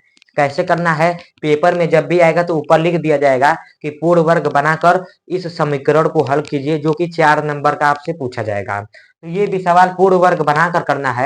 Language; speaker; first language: Hindi; native; Hindi